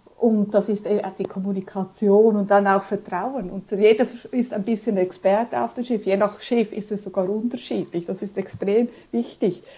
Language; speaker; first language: German; early bilingual, other home language; Spanish